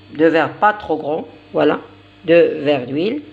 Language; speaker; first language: French; non-native, local second language; Arabic